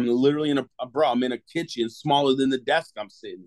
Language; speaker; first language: English; native; English